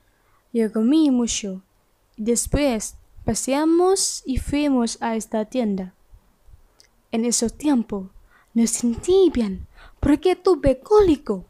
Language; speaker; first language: Spanish; non-native, learner; Thai